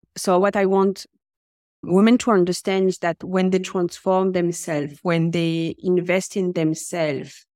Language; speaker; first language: English; non-native, fluent; French